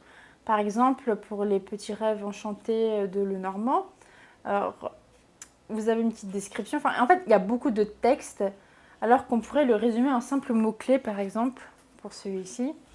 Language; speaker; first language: French; native; French